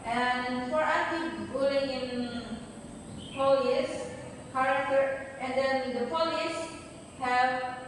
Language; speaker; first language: English; non-native, learner; Indonesian